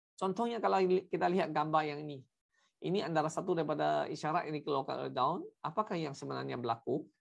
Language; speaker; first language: Malay; non-native, local second language; Chinese